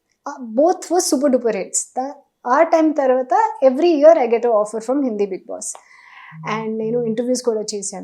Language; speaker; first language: Telugu; non-native, learner; Hindi